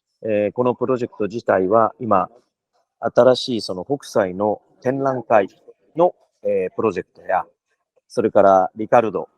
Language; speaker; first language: Japanese; native; Japanese